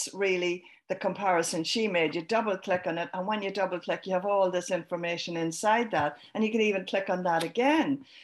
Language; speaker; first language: English; native; English